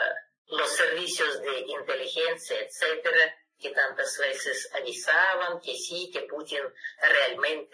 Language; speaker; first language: Spanish; non-native, fluent; Russian